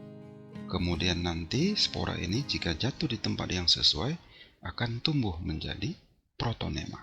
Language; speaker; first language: Indonesian; native; Indonesian